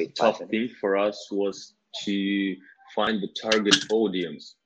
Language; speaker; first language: English; non-native, fluent; Russian